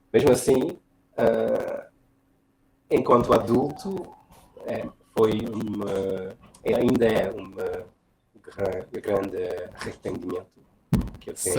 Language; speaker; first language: Portuguese; non-native, fluent; English